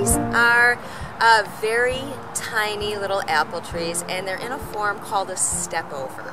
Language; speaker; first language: English; native; English